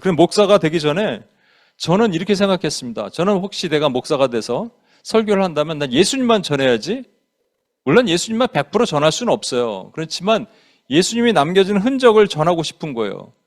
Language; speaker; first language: Korean; native; Korean